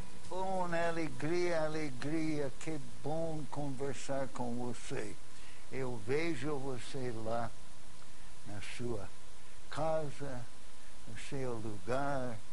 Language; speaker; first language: Portuguese; non-native, fluent; English